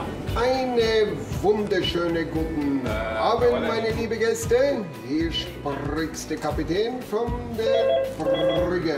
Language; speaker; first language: German; non-native, fluent; Norwegian